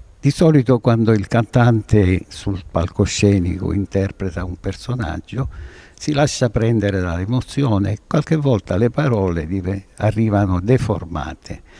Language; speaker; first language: Italian; native; Italian